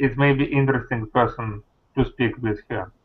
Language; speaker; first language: English; non-native, learner; Russian